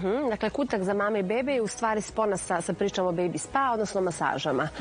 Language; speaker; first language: Serbian; native; Serbian